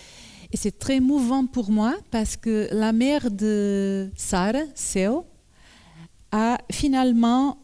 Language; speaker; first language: French; non-native, learner; Portuguese